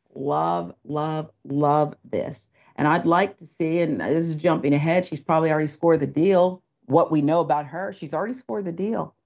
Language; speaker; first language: English; native; English